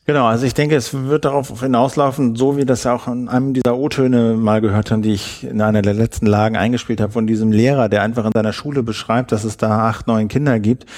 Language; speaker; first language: German; native; German